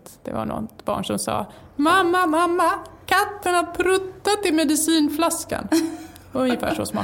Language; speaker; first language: Swedish; native; Swedish